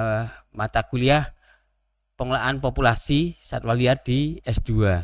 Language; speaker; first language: Indonesian; native; Indonesian